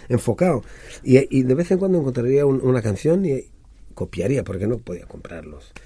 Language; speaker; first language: Spanish; early bilingual, other home language; Hebrew